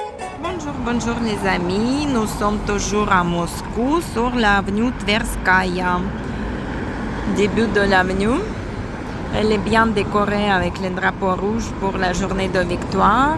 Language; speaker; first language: French; non-native, fluent; Russian